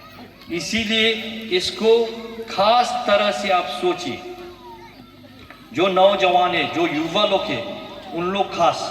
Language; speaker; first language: Hindi; non-native, fluent; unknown